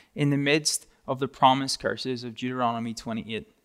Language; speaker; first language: English; native; English